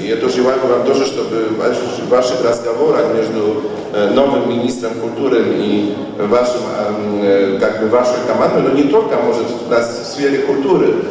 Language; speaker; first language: Russian; non-native, learner; Polish